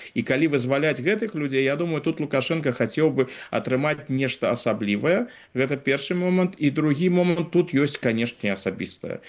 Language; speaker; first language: Belarusian; non-native, local second language; Russian